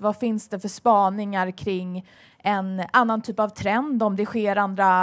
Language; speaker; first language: Swedish; native; Swedish